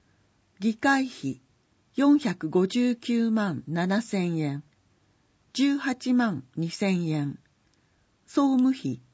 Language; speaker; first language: Japanese; native; Japanese